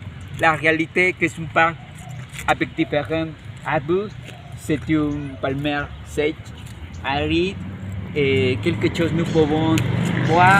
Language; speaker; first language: French; non-native, learner; Spanish